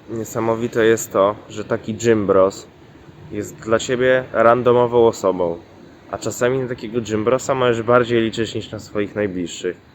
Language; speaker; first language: Polish; native; Polish